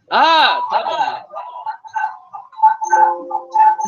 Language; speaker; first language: Portuguese; non-native, learner; English